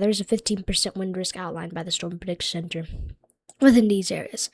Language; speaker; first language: English; native; English